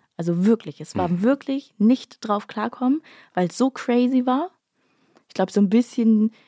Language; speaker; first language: German; native; German